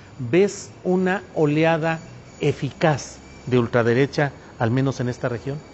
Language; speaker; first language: Spanish; native; Spanish